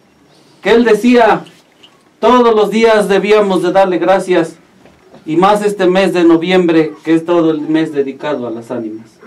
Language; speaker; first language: Spanish; native; Spanish